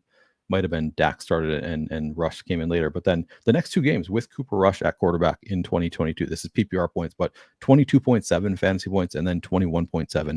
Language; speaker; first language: English; native; English